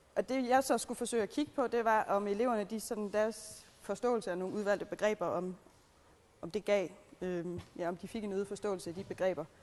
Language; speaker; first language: Danish; native; Danish